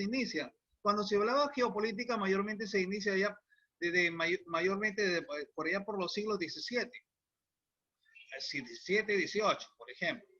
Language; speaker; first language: Spanish; native; Spanish